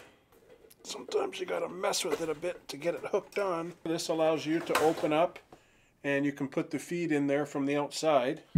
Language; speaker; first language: English; native; English